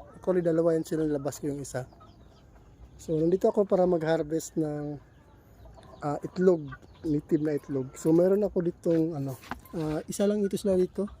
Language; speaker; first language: Filipino; non-native, local second language; Cebuano